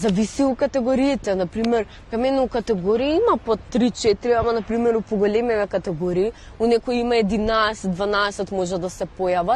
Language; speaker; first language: Macedonian; non-native, local second language; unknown